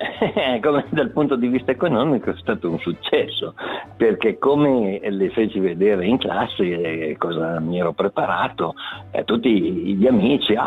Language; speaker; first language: Italian; native; Italian